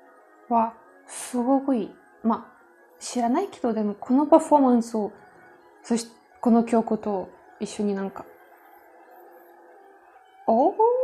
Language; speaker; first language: Japanese; non-native, fluent; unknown